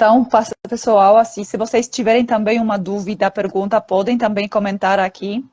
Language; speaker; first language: Portuguese; non-native, fluent; Polish